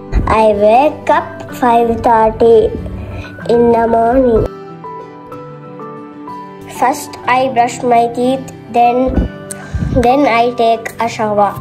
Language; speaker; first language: English; non-native, learner; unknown